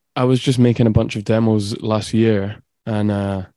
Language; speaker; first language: English; native; English